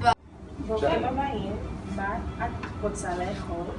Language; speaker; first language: Hebrew; non-native, learner; English